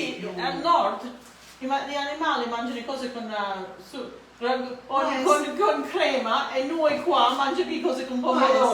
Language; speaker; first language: Italian; early bilingual, heritage; Italian